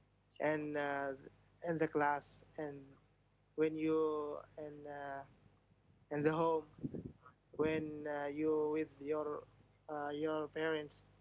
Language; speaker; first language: English; non-native, learner; Malay